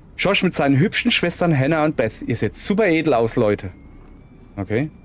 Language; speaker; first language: German; native; German